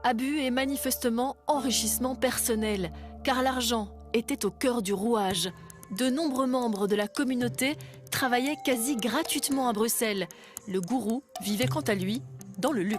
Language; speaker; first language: French; native; French